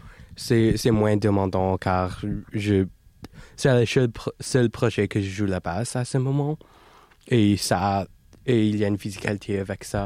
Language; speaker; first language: French; non-native, local second language; English